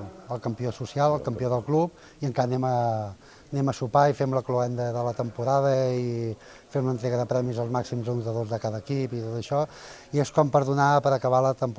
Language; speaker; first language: Catalan; native; Catalan